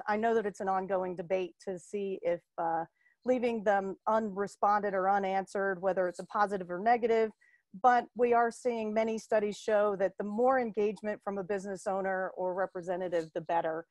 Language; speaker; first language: English; native; English